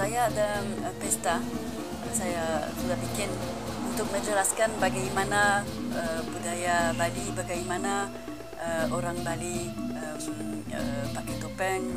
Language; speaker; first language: Indonesian; non-native, learner; French